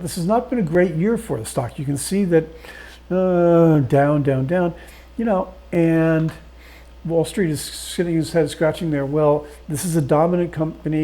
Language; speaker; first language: English; native; English